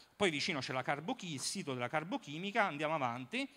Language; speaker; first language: Italian; native; Italian